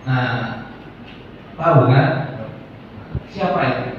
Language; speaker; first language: Indonesian; native; Indonesian